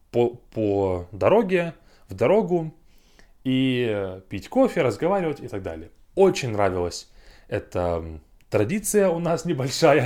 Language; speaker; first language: Russian; non-native, fluent; English